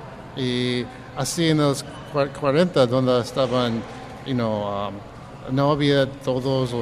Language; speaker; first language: Spanish; early bilingual, heritage; English